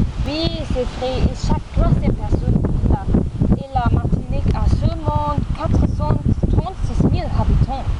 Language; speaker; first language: French; non-native, learner; German